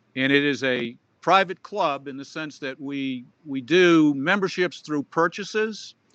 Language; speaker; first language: English; native; English